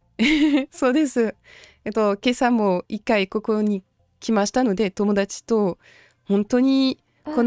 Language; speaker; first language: Japanese; non-native, learner; French